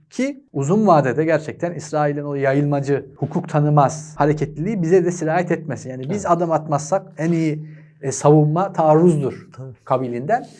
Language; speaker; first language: Turkish; native; Turkish